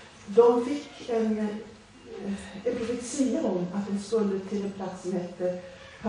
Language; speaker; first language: Swedish; early bilingual, other home language; Portuguese